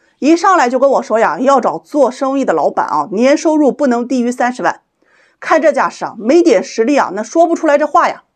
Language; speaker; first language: Chinese; native; Chinese